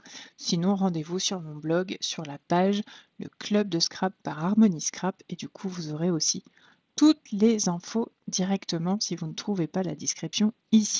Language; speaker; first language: French; native; French